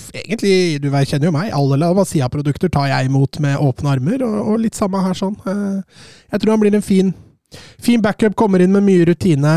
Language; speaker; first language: Norwegian; native; Norwegian